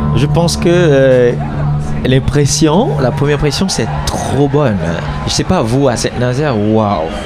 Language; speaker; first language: French; non-native, local second language; Haitian Creole